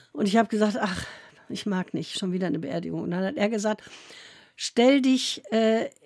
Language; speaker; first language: German; native; German